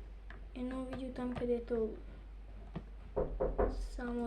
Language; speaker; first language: Bulgarian; native; Bulgarian